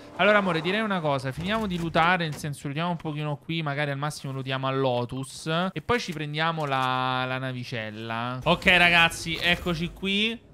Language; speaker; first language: Italian; native; Italian